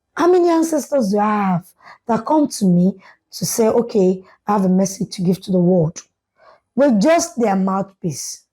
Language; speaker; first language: English; non-native, local second language; Yoruba